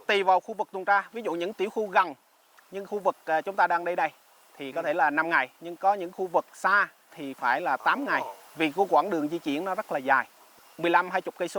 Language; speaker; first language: Vietnamese; native; Vietnamese